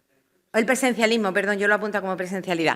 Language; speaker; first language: Spanish; native; Spanish